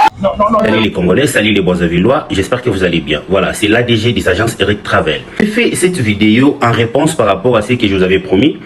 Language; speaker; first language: French; non-native, local second language; Lingala